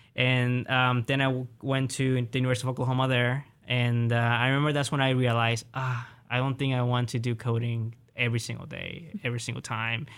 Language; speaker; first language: English; early bilingual, other home language; Spanish